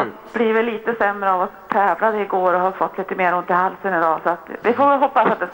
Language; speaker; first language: Swedish; native; Swedish